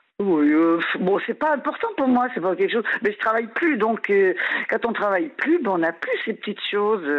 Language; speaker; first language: French; native; French